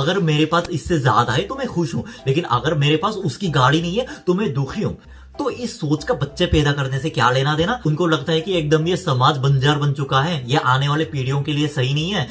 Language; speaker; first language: Hindi; non-native, fluent; Korean